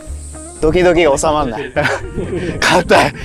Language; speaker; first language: Japanese; native; Japanese